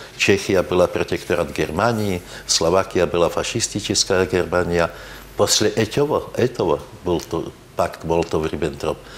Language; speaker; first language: Russian; non-native, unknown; Slovak